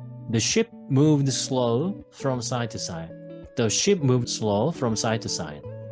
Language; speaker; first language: English; non-native, fluent; Korean